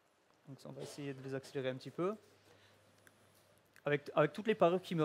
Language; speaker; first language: French; native; French